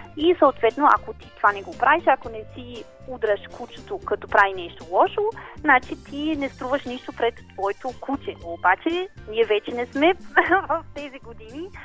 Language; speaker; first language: Bulgarian; non-native, fluent; German